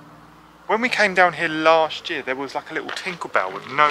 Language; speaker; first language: English; native; English